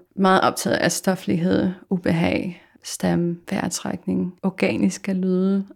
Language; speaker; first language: Danish; non-native, fluent; Polish